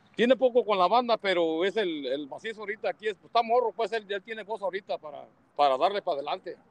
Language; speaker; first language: Spanish; native; Spanish